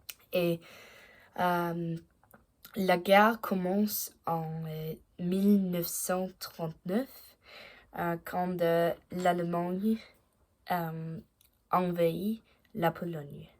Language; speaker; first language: French; non-native, learner; Danish